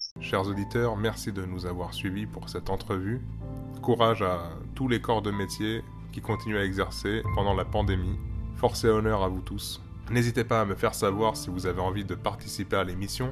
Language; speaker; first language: French; native; French